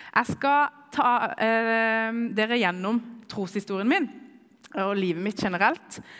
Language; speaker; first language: Norwegian; early bilingual, other home language; Kurdish